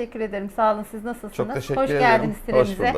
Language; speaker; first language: Turkish; native; Turkish